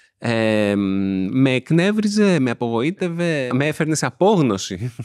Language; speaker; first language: Greek; native; Greek